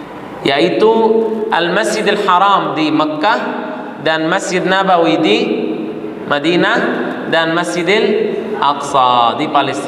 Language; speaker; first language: Indonesian; non-native, fluent; Arabic